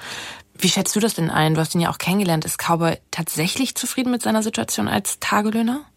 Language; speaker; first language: German; native; German